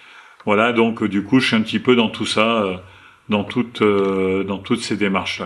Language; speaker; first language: French; native; French